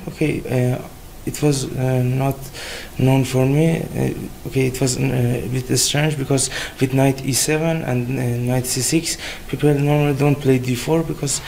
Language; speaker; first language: English; non-native, fluent; Persian